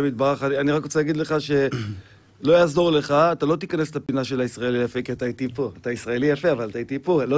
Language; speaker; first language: Hebrew; native; Hebrew